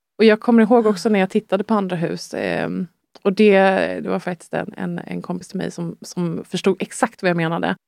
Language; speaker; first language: Swedish; native; Swedish